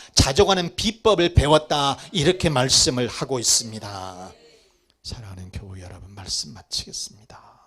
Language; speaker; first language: Korean; native; Korean